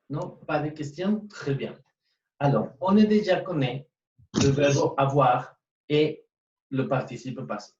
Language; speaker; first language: French; non-native, fluent; Spanish